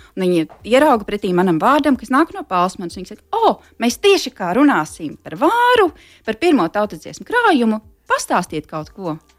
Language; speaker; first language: Latvian; native; Latvian